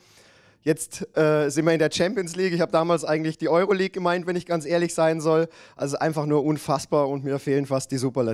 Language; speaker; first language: German; native; German